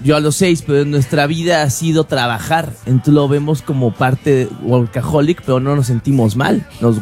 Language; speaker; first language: Spanish; native; Spanish